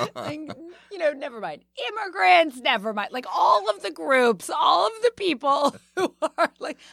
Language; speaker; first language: English; native; English